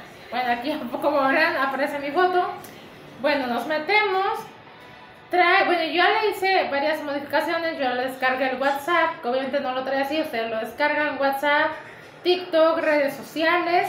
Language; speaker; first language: Spanish; native; Spanish